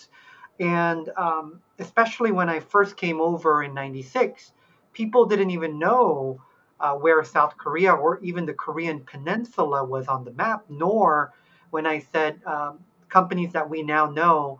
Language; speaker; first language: English; early bilingual, other home language; Korean